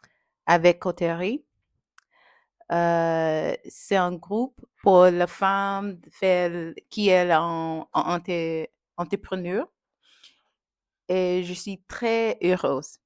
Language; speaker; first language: French; non-native, learner; English